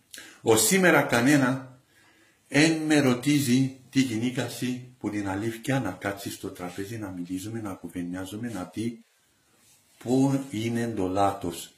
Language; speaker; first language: Greek; non-native, learner; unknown